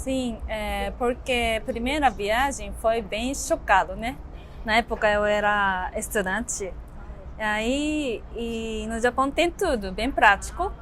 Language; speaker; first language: Portuguese; non-native, learner; Japanese